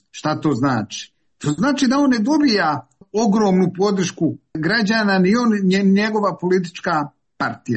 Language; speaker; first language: Serbian; native; Serbian